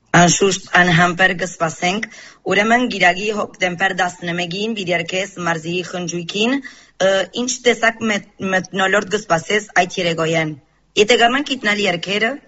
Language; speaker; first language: Armenian; early bilingual, heritage; Armenian